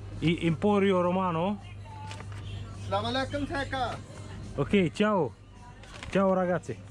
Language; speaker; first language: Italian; non-native, learner; Romanian